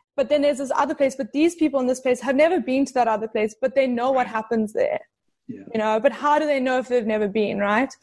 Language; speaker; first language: English; native; English